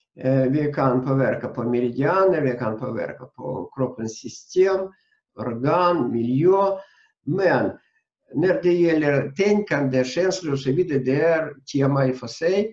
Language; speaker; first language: Swedish; non-native, fluent; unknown